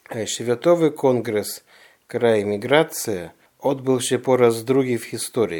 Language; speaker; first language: Polish; early bilingual, heritage; Polish